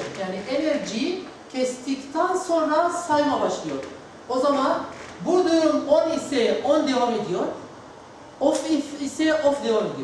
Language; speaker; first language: Turkish; non-native, learner; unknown